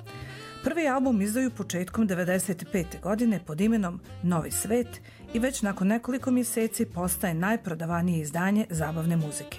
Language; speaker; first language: Croatian; native; Croatian